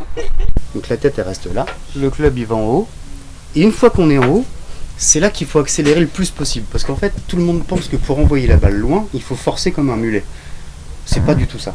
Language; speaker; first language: French; native; French